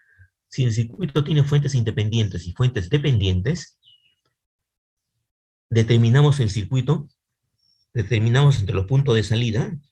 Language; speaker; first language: Spanish; native; Spanish